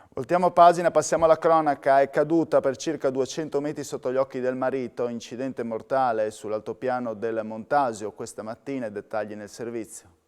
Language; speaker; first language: Italian; native; Italian